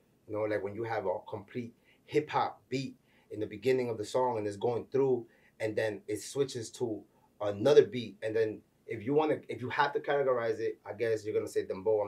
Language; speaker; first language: English; early bilingual, other home language; Spanish